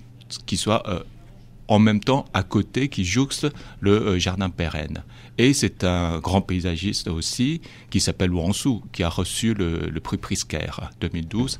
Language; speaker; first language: French; non-native, fluent; Chinese